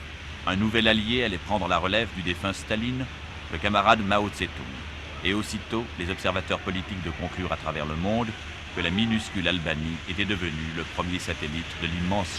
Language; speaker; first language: French; native; French